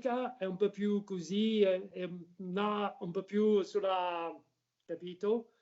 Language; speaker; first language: Italian; non-native, learner; French